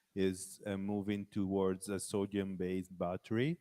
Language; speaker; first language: English; non-native, fluent; Italian